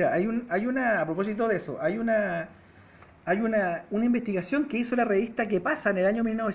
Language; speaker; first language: Spanish; native; Spanish